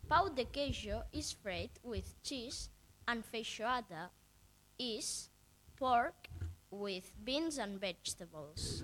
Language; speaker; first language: English; non-native, learner; Catalan